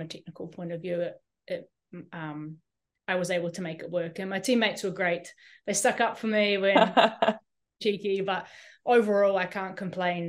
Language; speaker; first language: English; native; English